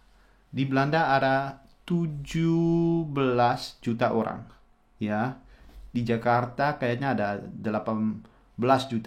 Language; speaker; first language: Indonesian; non-native, fluent; Dutch